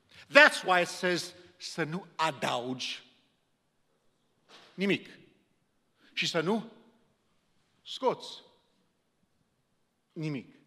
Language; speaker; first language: Romanian; early bilingual, heritage; Romanian